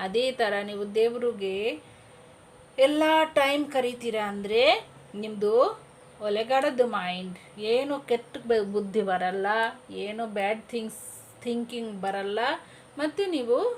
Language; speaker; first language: Kannada; non-native, local second language; Hindi